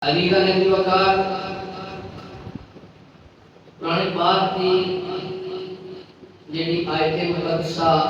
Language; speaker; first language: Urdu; non-native, local second language; Punjabi